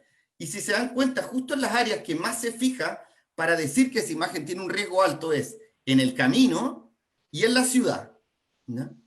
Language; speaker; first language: Spanish; native; Spanish